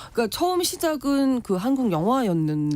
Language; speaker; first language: Korean; native; Korean